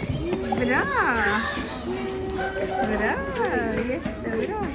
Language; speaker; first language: Swedish; non-native, learner; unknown